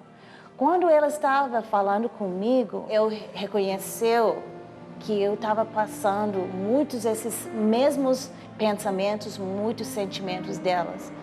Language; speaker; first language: Portuguese; non-native, learner; English